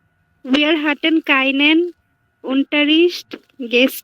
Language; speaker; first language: German; non-native, learner; Bangla